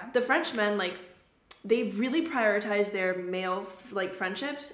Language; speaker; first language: English; native; English